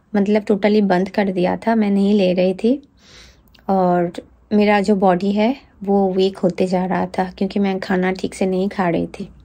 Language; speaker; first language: Hindi; non-native, local second language; Bangla